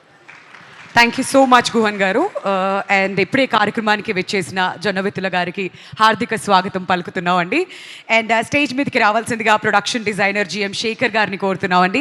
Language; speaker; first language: Telugu; native; Telugu